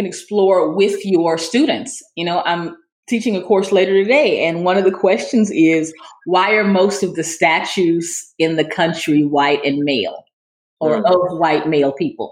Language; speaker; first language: English; native; English